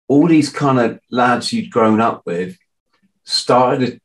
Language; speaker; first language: English; native; English